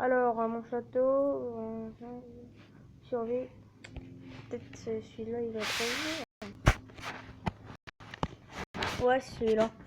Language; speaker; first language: French; native; French